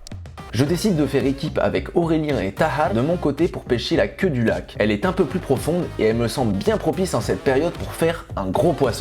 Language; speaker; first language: French; native; French